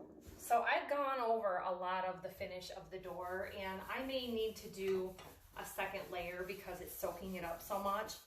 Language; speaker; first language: English; native; English